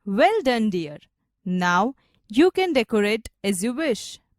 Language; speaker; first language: English; non-native, local second language; Gujarati